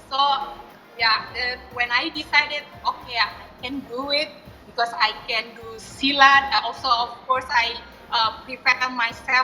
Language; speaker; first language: English; non-native, learner; Indonesian